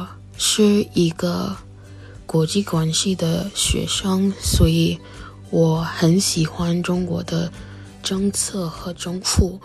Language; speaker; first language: Chinese; non-native, learner; English